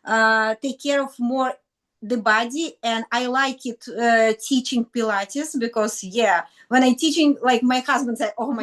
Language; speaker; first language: English; non-native, learner; Russian